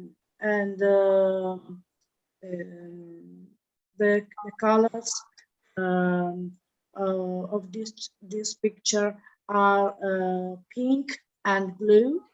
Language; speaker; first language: English; non-native, learner; Italian